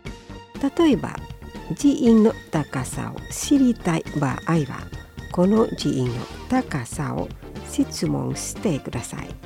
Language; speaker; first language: Japanese; non-native, fluent; Indonesian